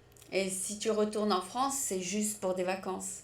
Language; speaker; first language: French; native; French